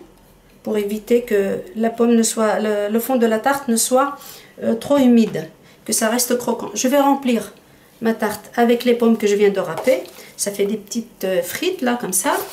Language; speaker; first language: French; native; French